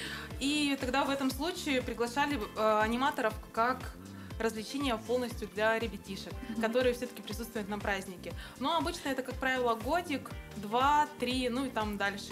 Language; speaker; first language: Russian; native; Russian